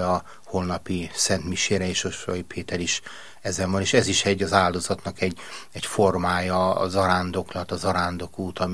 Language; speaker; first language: Hungarian; native; Hungarian